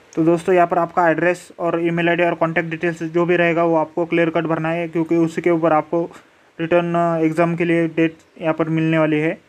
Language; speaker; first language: Hindi; non-native, local second language; Marathi